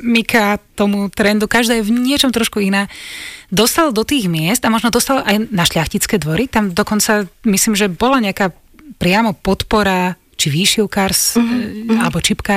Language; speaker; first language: Slovak; native; Slovak